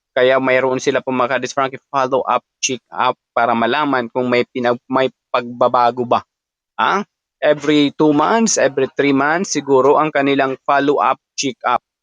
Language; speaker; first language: Filipino; non-native, local second language; Cebuano